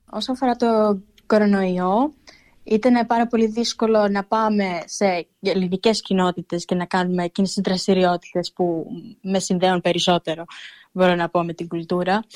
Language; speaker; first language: Greek; early bilingual, heritage; Greek